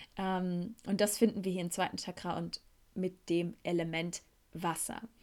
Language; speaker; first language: German; native; German